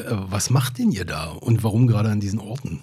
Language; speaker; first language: German; native; German